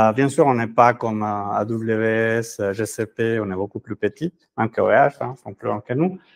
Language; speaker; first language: French; non-native, fluent; Spanish